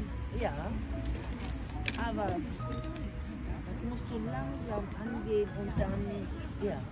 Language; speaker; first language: German; non-native, learner; Russian